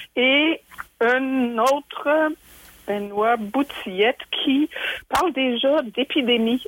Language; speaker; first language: French; non-native, fluent; German